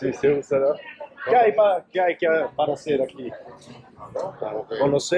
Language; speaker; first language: Spanish; non-native, learner; Portuguese